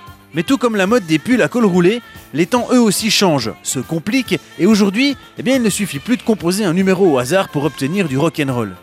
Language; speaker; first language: French; native; French